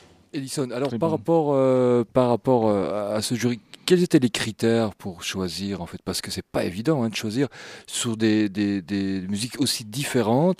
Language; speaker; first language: French; native; French